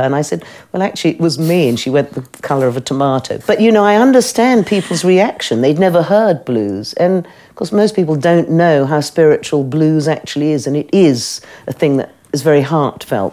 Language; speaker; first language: English; native; English